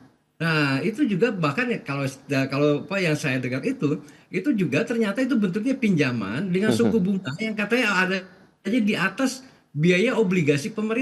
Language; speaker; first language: Indonesian; native; Indonesian